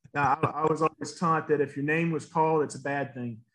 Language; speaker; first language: English; native; English